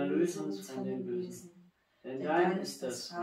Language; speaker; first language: German; native; German